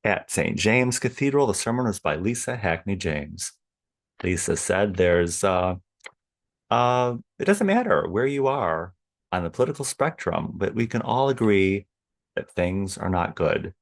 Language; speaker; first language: English; native; English